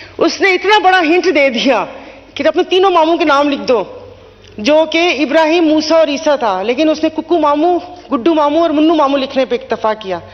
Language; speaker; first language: Urdu; non-native, local second language; Sindhi